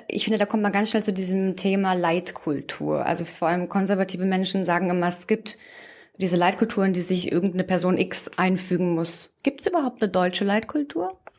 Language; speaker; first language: German; native; German